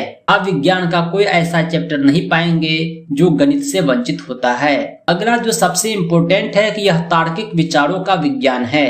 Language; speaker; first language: Hindi; native; Hindi